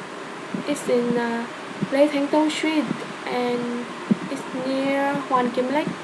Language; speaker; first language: English; non-native, learner; Vietnamese